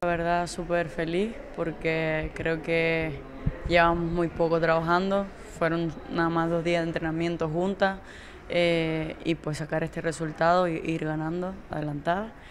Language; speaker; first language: Spanish; native; Spanish